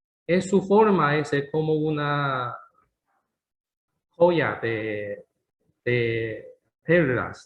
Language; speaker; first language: Spanish; non-native, learner; Chinese